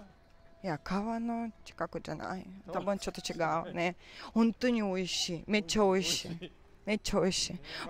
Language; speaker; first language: Japanese; non-native, learner; Russian